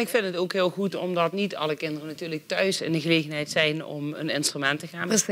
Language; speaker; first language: Dutch; native; Dutch